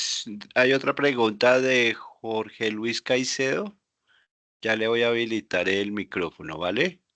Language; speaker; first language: Spanish; native; Spanish